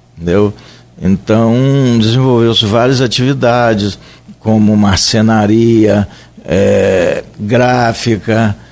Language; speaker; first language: Portuguese; native; Portuguese